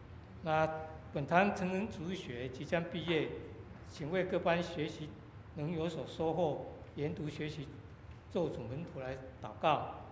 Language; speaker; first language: Chinese; native; Chinese